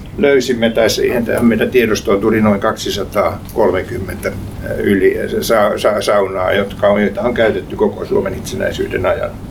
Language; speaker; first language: Finnish; native; Finnish